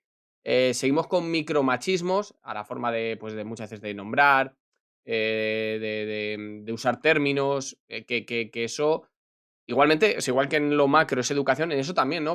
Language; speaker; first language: Spanish; native; Spanish